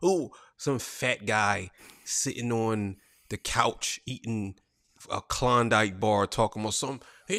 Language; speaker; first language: English; native; English